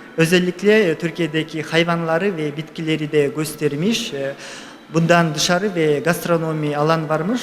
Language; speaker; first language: Turkish; non-native, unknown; Kyrgyz